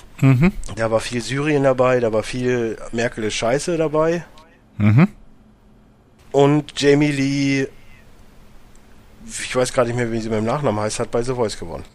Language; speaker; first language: German; native; German